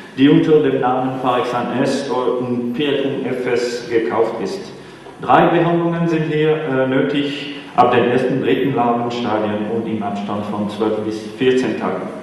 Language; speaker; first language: German; non-native, local second language; French